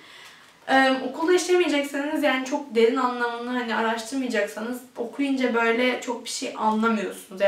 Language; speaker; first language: Turkish; early bilingual, heritage; Turkish